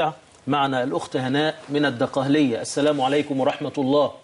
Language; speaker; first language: Arabic; native; Arabic